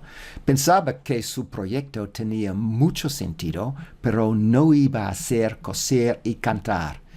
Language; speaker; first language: Spanish; non-native, learner; English